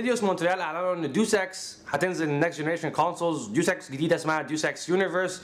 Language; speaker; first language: Arabic; native; Arabic